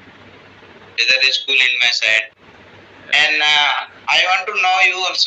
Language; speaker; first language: English; non-native, learner; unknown